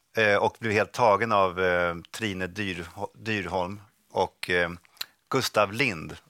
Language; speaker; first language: Swedish; native; Swedish